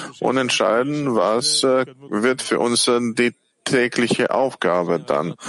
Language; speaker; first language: German; non-native, fluent; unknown